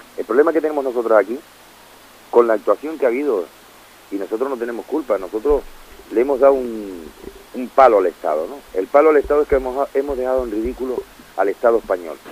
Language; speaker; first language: Spanish; native; Spanish